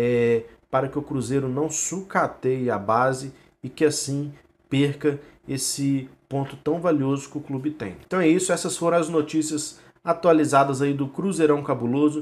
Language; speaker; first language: Portuguese; native; Portuguese